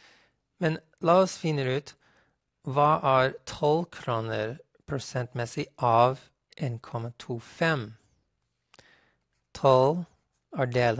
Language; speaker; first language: Norwegian; non-native, fluent; English